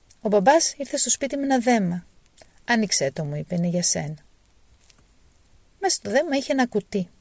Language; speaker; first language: Greek; native; Greek